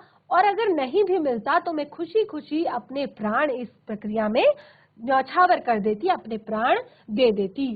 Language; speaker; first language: Hindi; native; Hindi